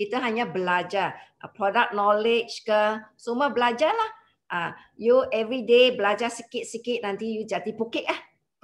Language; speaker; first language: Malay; non-native, local second language; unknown